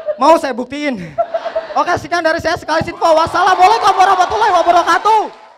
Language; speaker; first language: Indonesian; native; Indonesian